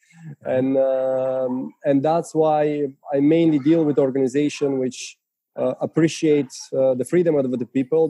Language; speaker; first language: English; non-native, fluent; Bulgarian